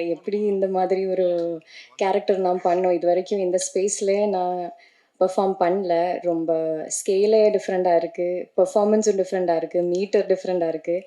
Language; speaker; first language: Tamil; non-native, learner; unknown